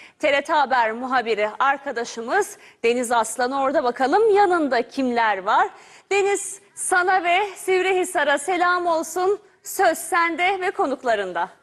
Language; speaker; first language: Turkish; native; Turkish